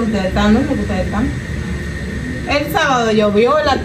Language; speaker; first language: Spanish; native; Spanish